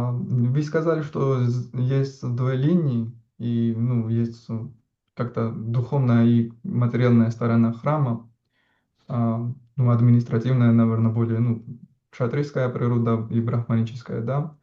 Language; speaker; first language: Russian; non-native, fluent; Georgian